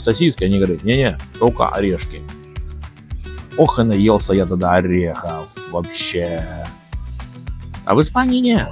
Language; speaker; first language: Russian; native; Russian